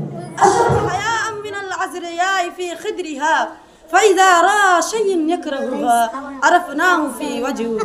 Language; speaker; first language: Arabic; non-native, learner; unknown